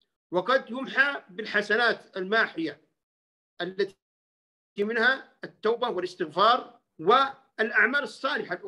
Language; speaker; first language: Arabic; native; Arabic